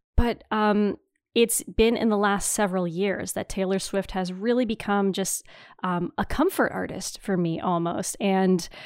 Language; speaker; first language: English; native; English